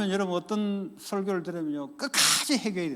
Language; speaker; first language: Korean; native; Korean